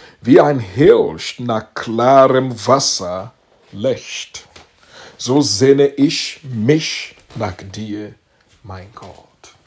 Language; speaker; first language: German; non-native, learner; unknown